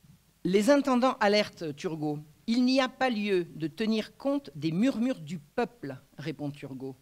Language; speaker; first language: French; native; French